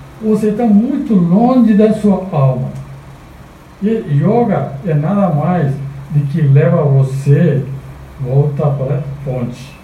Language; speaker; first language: Portuguese; non-native, fluent; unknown